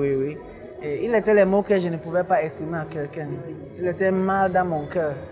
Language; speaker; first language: French; non-native, local second language; English